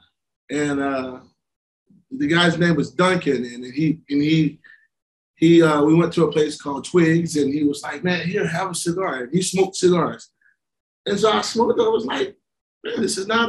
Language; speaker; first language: English; native; English